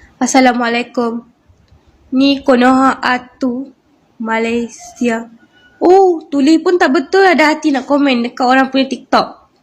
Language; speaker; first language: Malay; native; Malay